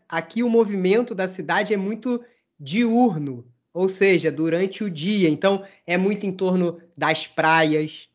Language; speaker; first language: Portuguese; native; Portuguese